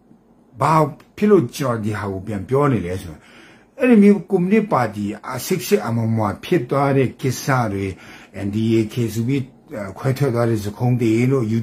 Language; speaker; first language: Burmese; non-native, local second language; Kachin